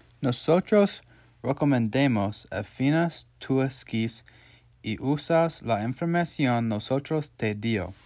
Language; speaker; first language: Spanish; non-native, learner; English